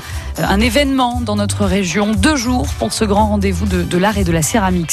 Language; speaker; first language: French; native; French